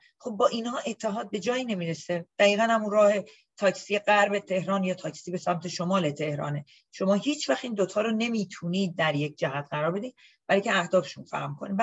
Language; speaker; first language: Persian; native; Persian